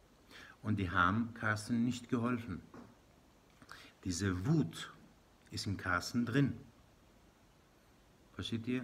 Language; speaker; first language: German; non-native, learner; Persian